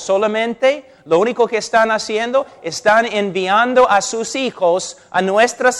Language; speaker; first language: Spanish; non-native, fluent; English